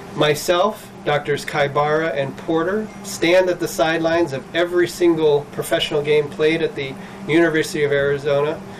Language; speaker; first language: English; early bilingual, other home language; Spanish